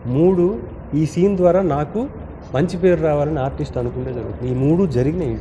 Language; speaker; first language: Telugu; native; Telugu